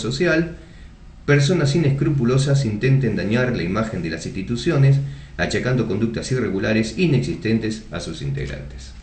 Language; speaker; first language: Spanish; native; Spanish